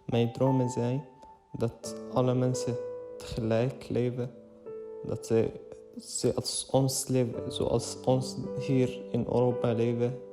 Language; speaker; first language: Dutch; early bilingual, other home language; Arabic